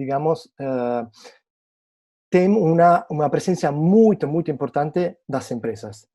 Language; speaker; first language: Portuguese; non-native, fluent; Italian